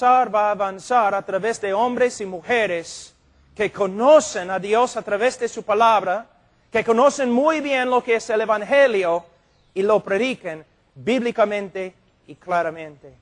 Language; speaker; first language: Spanish; non-native, fluent; English